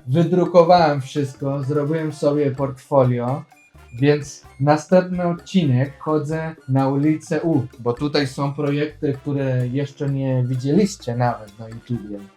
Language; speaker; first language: Polish; non-native, fluent; Spanish